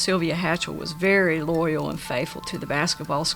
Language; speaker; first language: English; native; English